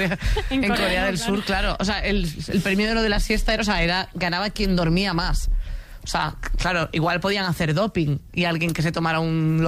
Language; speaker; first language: Spanish; native; Spanish